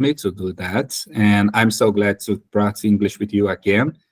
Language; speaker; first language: English; non-native, learner; Portuguese